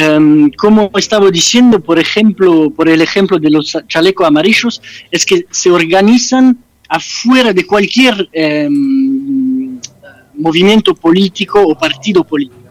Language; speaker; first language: Spanish; non-native, fluent; French